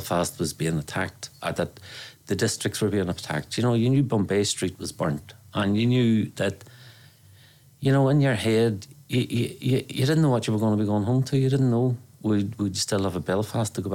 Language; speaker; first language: English; native; English